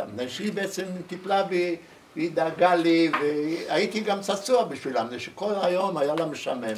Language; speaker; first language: Hebrew; early bilingual, other home language; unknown